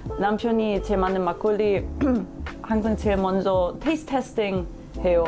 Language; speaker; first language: Korean; non-native, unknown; German